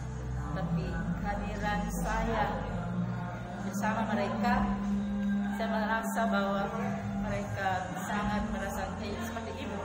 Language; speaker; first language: Indonesian; non-native, learner; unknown